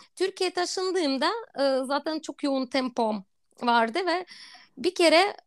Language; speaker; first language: Turkish; non-native, fluent; Russian